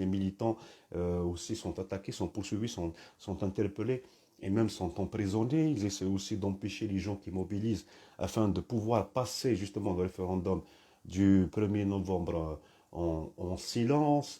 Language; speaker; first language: French; non-native, local second language; Kabyle